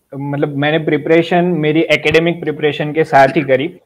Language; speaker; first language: Hindi; non-native, local second language; Gujarati